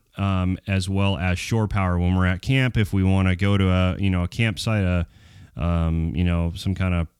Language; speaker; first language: English; native; English